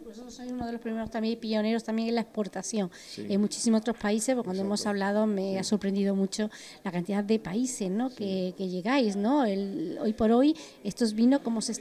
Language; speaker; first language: Spanish; native; Spanish